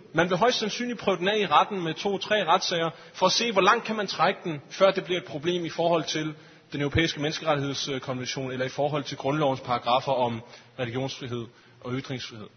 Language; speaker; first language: Danish; early bilingual, other home language; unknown